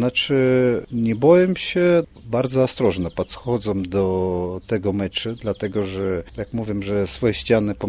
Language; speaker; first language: Polish; non-native, fluent; Russian